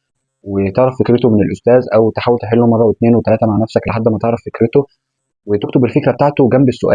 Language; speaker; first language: Arabic; native; Arabic